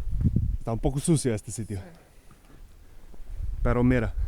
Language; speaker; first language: Spanish; non-native, learner; Bulgarian